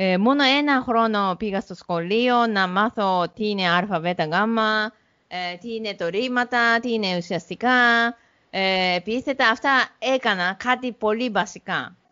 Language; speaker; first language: Greek; non-native, learner; Japanese